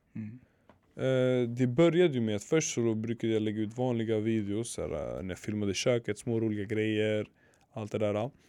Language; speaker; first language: Swedish; early bilingual, other home language; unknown